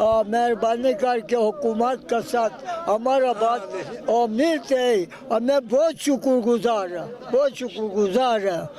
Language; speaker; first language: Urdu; non-native, local second language; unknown